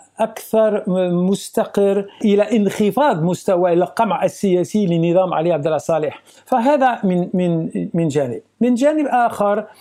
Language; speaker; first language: Arabic; non-native, fluent; French